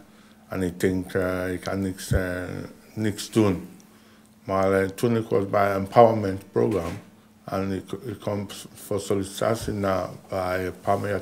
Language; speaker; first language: Dutch; non-native, learner; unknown